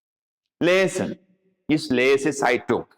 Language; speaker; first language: German; non-native, fluent; Malayalam